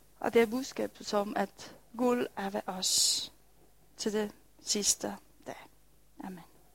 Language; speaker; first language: Danish; non-native, fluent; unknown